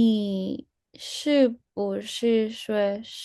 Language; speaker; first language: Chinese; non-native, learner; Spanish